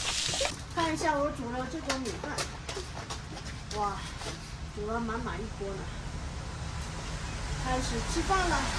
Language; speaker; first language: Chinese; native; Chinese